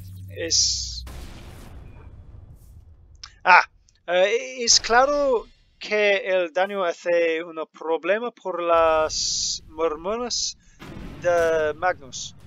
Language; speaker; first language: Spanish; non-native, learner; English